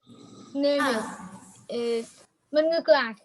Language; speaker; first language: English; non-native, learner; Vietnamese